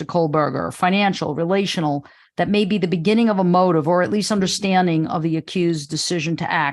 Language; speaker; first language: English; native; English